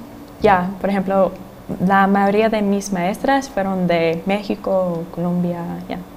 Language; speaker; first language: Spanish; non-native, fluent; English